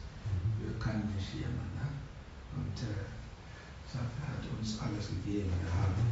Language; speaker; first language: German; non-native, learner; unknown